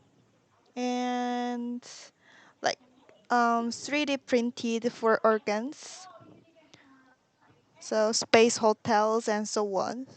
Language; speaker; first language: English; non-native, learner; Korean